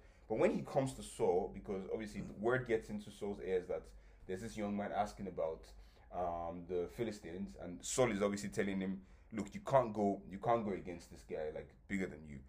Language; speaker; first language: English; non-native, local second language; Yoruba